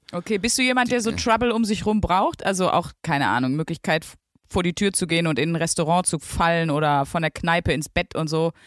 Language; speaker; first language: German; native; German